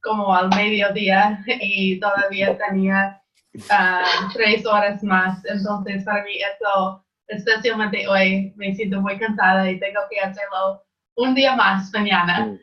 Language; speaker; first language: Spanish; non-native, learner; English